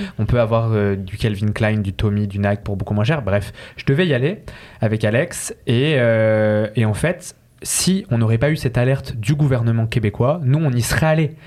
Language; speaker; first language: French; native; French